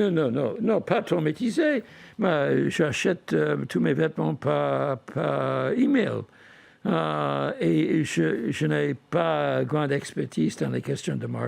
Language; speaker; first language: French; non-native, fluent; English